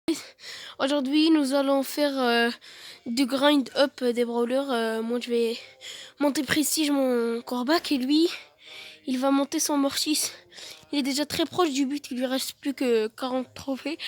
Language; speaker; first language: French; native; French